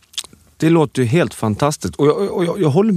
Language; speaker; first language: Swedish; native; Swedish